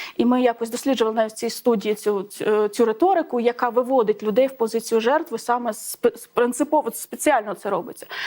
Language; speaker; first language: Ukrainian; non-native, local second language; Russian